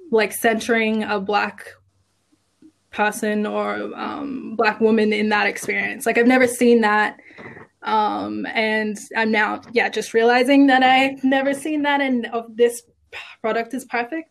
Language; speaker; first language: English; native; English